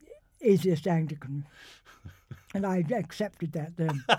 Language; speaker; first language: English; native; English